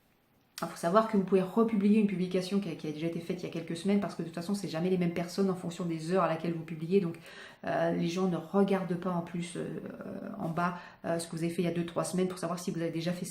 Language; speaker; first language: French; native; French